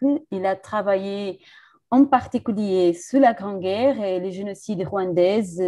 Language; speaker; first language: French; non-native, fluent; Portuguese